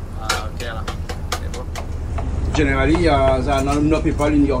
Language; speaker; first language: English; non-native, learner; French